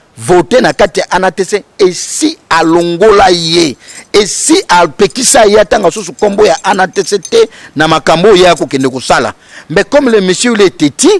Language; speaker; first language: Lingala; non-native, local second language; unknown